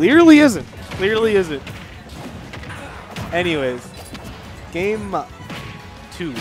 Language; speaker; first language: English; native; English